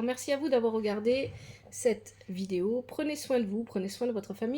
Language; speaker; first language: French; native; French